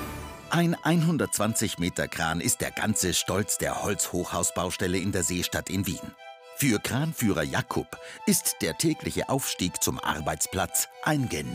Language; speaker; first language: German; native; German